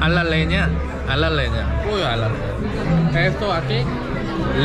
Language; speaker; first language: Spanish; non-native, learner; Korean